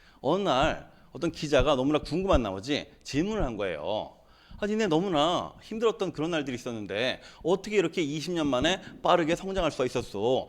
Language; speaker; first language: Korean; native; Korean